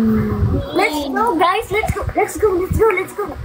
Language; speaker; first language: English; non-native, local second language; Filipino